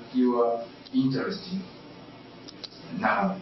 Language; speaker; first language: English; non-native, learner; Japanese